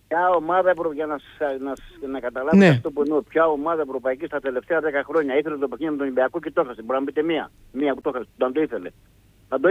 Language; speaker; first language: Greek; native; Greek